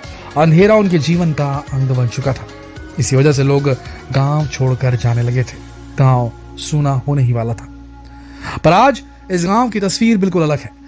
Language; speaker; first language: Hindi; native; Hindi